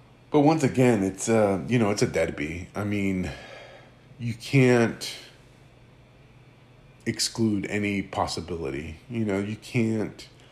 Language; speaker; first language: English; early bilingual, other home language; Greek